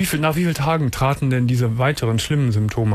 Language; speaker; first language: German; native; German